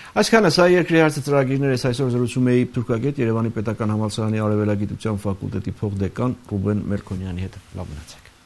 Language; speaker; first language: Armenian; native; Armenian